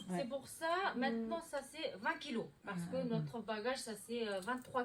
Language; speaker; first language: French; non-native, learner; Mongolian